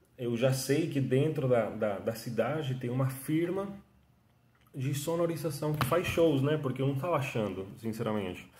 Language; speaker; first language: Portuguese; non-native, fluent; Spanish